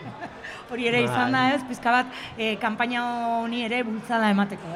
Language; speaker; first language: Basque; native; Basque